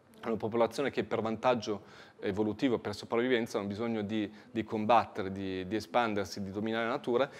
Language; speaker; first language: Italian; native; Italian